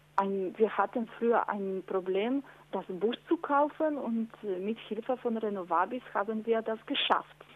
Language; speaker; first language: German; non-native, learner; Polish